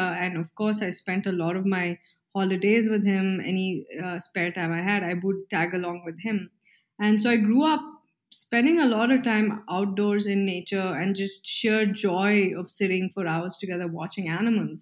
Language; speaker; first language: English; non-native, local second language; Kannada